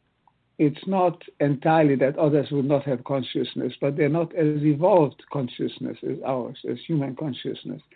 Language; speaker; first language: English; non-native, fluent; Hungarian